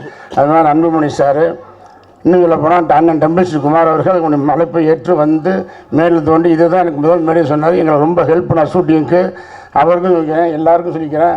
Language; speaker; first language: Tamil; native; Tamil